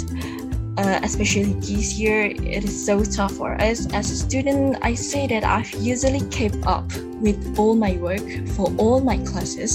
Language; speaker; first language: English; non-native, local second language; Malay